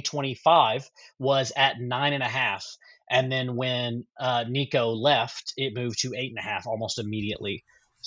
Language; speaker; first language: English; native; English